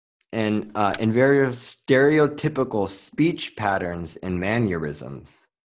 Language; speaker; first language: English; native; English